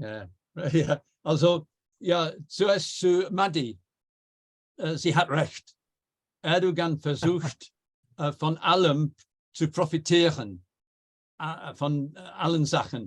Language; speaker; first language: German; non-native, fluent; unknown